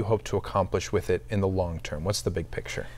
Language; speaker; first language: English; native; English